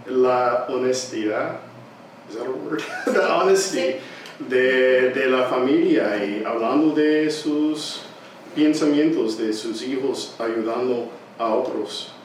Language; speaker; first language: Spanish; early bilingual, heritage; English